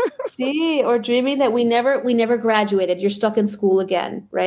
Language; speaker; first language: English; early bilingual, other home language; Spanish